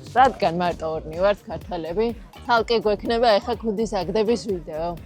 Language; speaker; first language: Georgian; native; Georgian